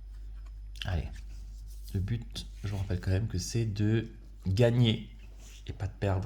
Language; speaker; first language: French; native; French